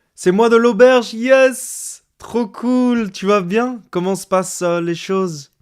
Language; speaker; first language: French; early bilingual, other home language; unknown